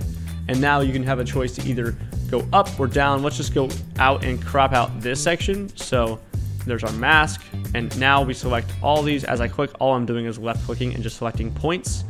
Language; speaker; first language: English; native; English